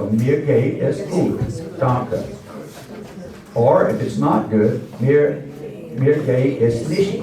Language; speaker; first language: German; non-native, learner; English